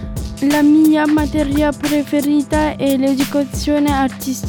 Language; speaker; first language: Italian; non-native, learner; French